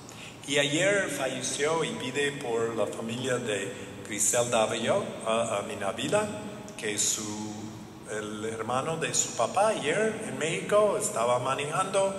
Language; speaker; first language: Spanish; non-native, learner; English